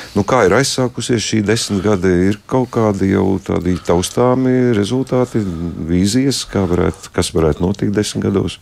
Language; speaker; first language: Latvian; native; Latvian